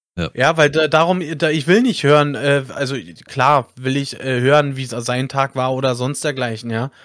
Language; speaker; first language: German; native; German